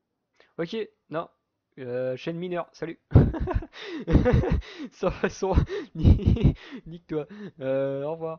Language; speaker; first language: French; native; French